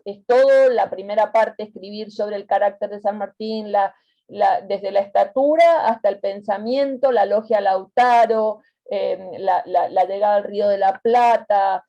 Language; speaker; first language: Spanish; native; Spanish